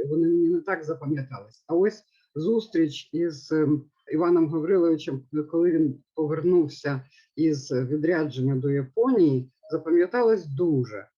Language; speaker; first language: Ukrainian; native; Ukrainian